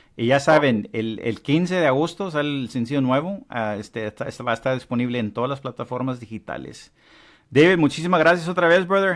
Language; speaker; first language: Spanish; early bilingual, heritage; Spanish